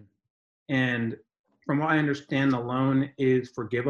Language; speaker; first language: English; native; English